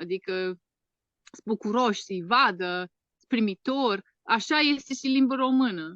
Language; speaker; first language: Romanian; non-native, fluent; English